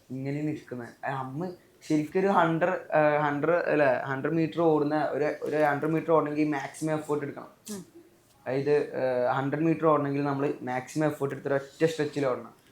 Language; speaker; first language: Malayalam; native; Malayalam